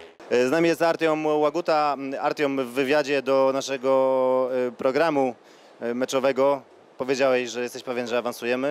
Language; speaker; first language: Polish; native; Polish